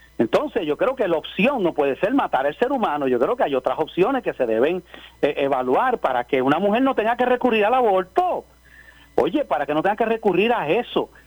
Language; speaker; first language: Spanish; native; Spanish